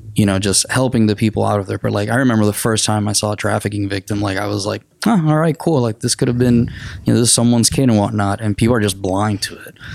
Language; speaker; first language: English; non-native, fluent; Spanish